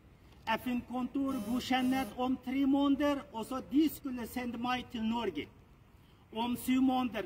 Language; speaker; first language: Norwegian; non-native, learner; Uyghur